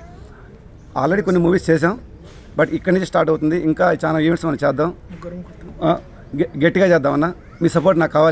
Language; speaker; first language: Telugu; native; Telugu